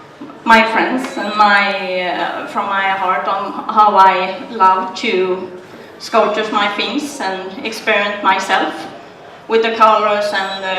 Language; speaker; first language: English; non-native, learner; Swedish